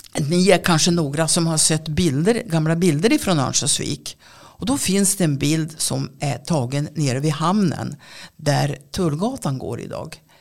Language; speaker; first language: Swedish; native; Swedish